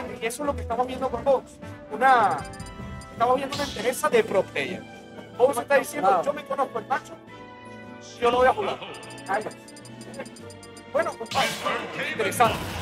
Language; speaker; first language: Spanish; native; Spanish